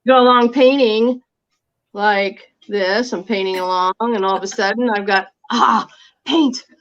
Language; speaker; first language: English; native; English